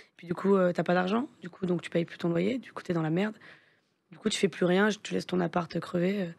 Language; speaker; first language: French; native; French